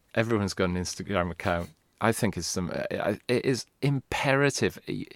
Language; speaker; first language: English; non-native, local second language; Welsh